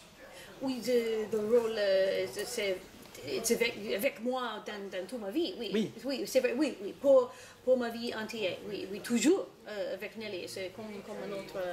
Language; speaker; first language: French; non-native, learner; English